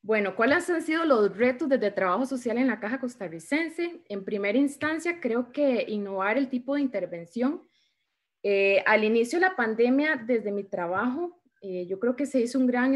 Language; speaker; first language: Spanish; native; Spanish